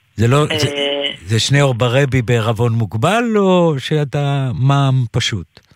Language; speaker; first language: Hebrew; native; Hebrew